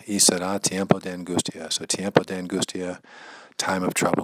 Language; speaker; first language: Spanish; non-native, learner; English